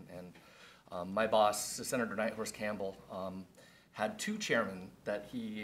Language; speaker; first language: English; native; English